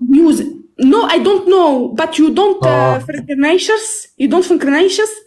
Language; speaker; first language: English; non-native, learner; Arabic